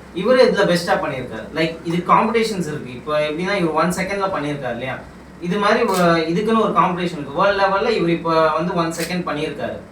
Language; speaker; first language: Tamil; native; Tamil